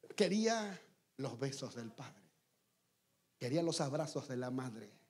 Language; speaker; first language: Spanish; native; Spanish